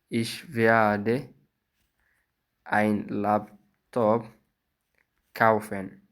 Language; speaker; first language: German; non-native, fluent; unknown